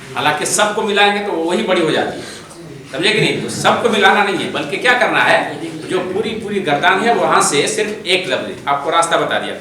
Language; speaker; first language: Urdu; non-native, local second language; Bangla